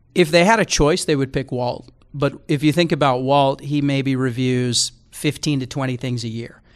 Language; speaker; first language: English; native; English